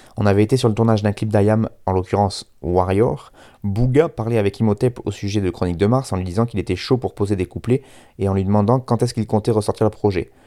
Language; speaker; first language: French; native; French